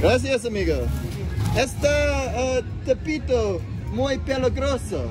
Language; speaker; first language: Spanish; non-native, learner; English